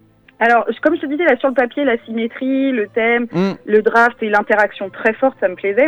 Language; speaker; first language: French; native; French